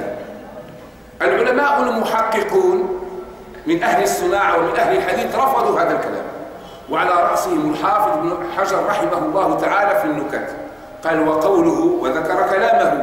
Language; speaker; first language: Arabic; native; Arabic